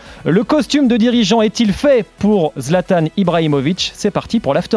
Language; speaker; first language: French; native; French